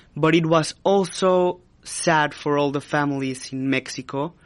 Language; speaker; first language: English; non-native, fluent; Spanish